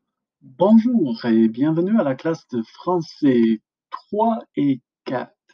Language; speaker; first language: French; non-native, fluent; English